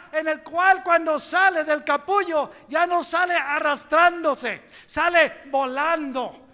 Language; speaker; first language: Spanish; native; Spanish